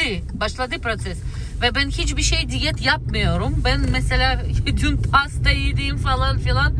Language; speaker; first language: Turkish; non-native, learner; Russian